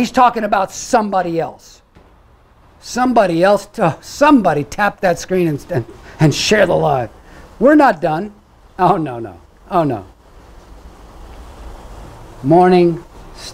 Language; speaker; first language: English; native; English